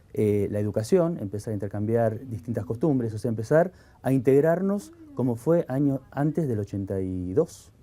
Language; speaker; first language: Spanish; native; Spanish